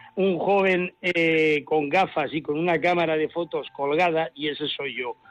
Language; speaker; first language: Spanish; native; Spanish